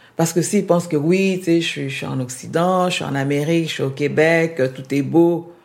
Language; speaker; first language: French; non-native, local second language; Lingala